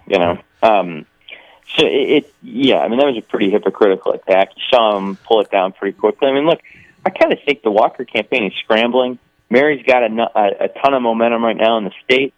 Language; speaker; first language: English; native; English